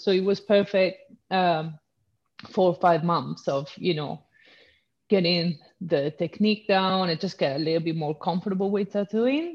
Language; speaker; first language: English; non-native, fluent; Italian